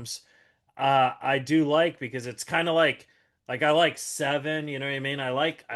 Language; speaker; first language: English; native; English